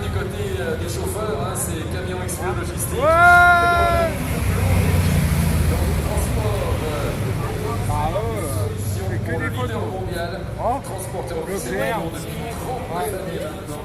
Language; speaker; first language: French; native; French